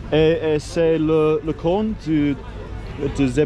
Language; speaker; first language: French; non-native, learner; English